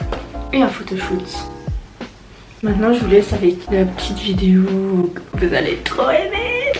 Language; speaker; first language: French; native; French